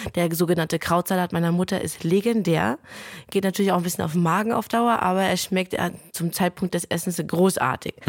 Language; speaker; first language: German; non-native, fluent; Lithuanian